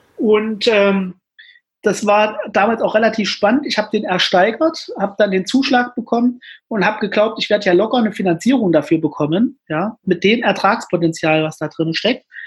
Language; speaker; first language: German; native; German